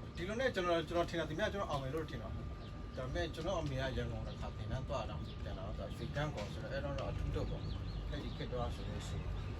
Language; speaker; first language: Burmese; non-native, local second language; S'gaw Karen